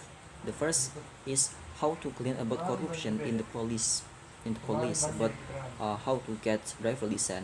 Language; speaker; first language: English; non-native, learner; Indonesian